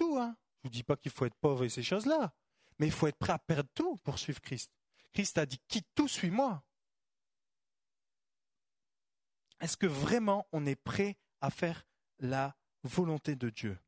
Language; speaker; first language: French; native; French